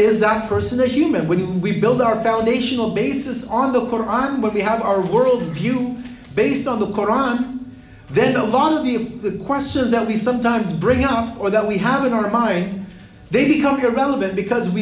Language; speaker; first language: English; native; English